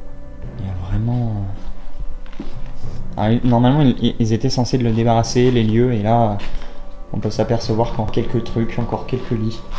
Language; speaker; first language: French; native; French